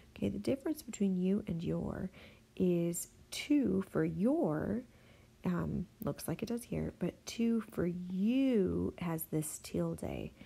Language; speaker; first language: English; native; English